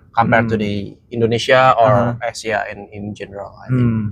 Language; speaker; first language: English; non-native, fluent; Indonesian